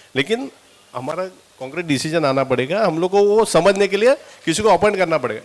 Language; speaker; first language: Hindi; non-native, local second language; Marathi